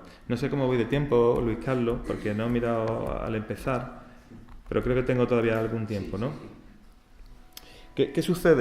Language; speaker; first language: Spanish; native; Spanish